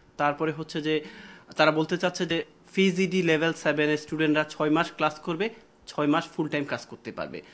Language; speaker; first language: Bangla; native; Bangla